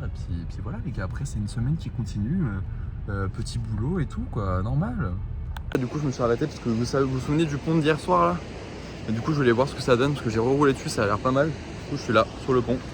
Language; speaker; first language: French; native; French